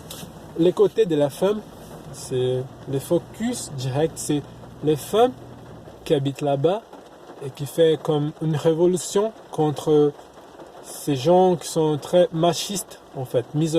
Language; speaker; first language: French; non-native, fluent; Portuguese